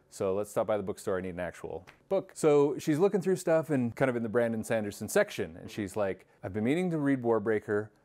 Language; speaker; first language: English; native; English